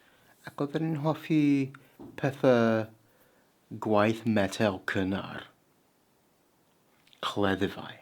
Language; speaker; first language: Welsh; non-native, fluent; English